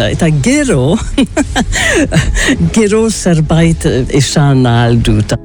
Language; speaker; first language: Basque; early bilingual, heritage; English